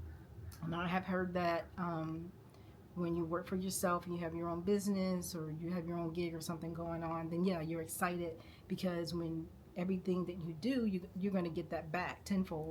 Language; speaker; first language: English; native; English